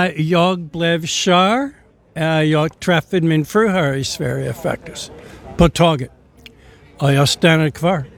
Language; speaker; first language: Swedish; non-native, fluent; English